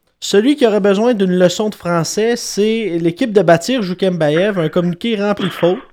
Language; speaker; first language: French; native; French